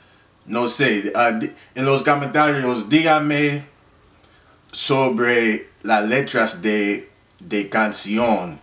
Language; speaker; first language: Spanish; non-native, learner; English